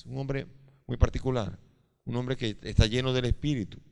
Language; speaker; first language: Spanish; native; Spanish